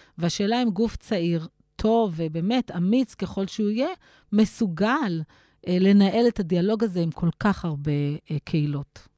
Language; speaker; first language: Hebrew; native; Hebrew